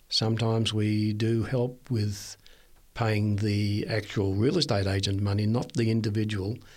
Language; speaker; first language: English; native; English